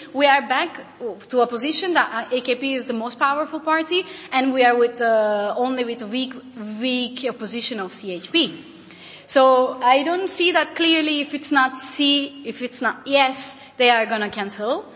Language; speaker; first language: English; non-native, fluent; Turkish